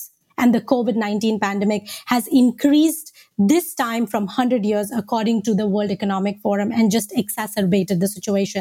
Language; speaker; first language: English; non-native, local second language; Hindi